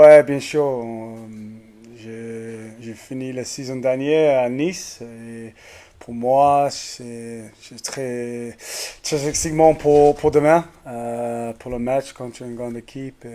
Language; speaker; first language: French; non-native, learner; English